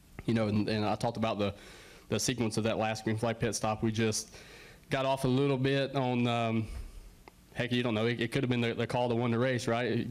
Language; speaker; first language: English; native; English